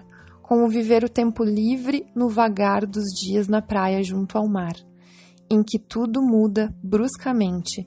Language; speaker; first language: Portuguese; native; Portuguese